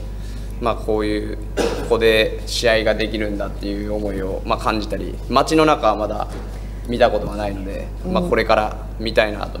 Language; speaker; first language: Japanese; native; Japanese